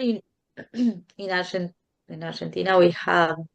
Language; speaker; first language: English; non-native, fluent; Spanish